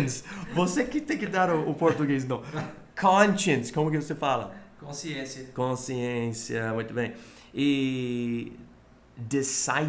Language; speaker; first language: Portuguese; non-native, fluent; English